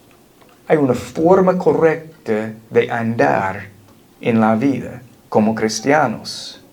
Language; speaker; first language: Spanish; non-native, fluent; English